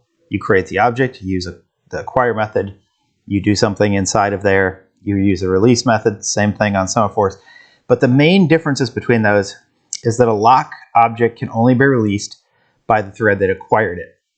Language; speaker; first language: English; native; English